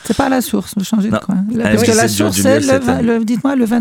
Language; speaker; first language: French; native; French